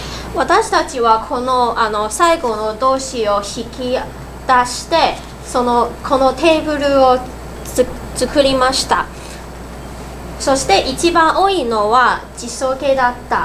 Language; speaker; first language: Japanese; non-native, learner; Cantonese